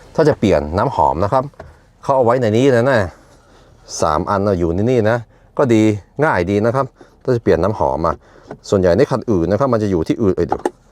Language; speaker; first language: Thai; non-native, fluent; Norwegian